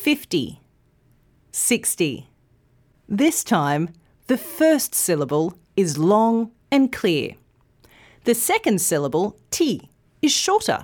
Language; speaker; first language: English; native; English